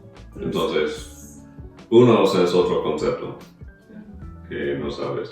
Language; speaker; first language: Spanish; non-native, fluent; English